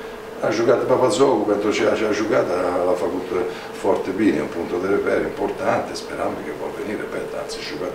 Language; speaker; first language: Romanian; non-native, fluent; Italian